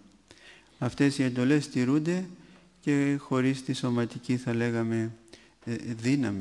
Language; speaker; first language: Greek; native; Greek